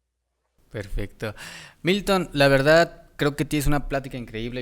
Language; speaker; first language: Spanish; native; Spanish